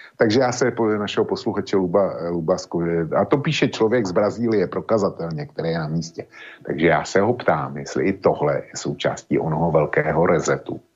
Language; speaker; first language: Czech; native; Czech